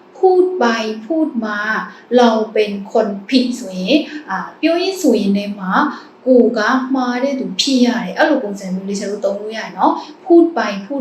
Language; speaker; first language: Thai; non-native, fluent; Burmese